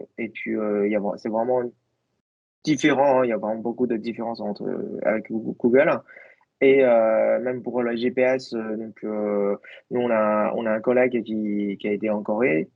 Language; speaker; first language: French; non-native, fluent; Chinese